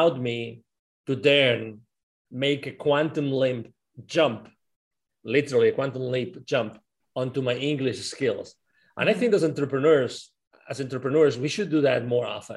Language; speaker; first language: English; non-native, fluent; Spanish